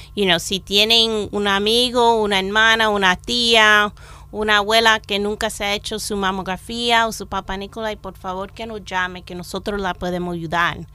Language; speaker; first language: Spanish; native; Spanish